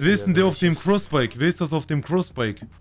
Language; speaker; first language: German; early bilingual, other home language; Turkish